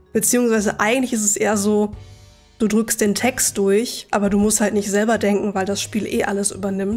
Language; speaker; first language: German; native; German